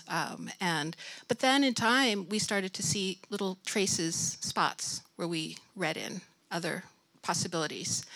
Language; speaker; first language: English; native; English